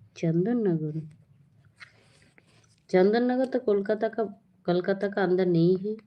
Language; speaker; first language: Hindi; non-native, learner; Bangla